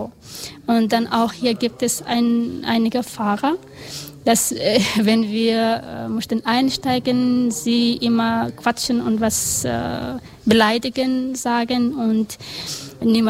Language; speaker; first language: German; non-native, learner; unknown